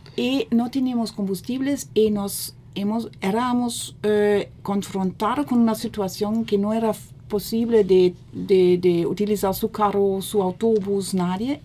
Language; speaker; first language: Spanish; non-native, fluent; German